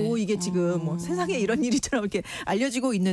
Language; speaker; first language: Korean; native; Korean